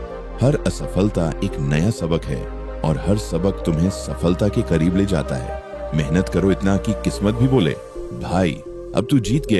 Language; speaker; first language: Hindi; native; Hindi